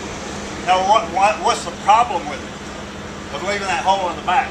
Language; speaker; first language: English; native; English